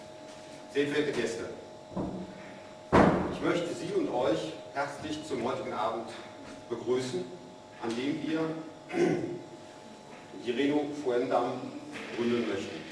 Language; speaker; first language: German; native; German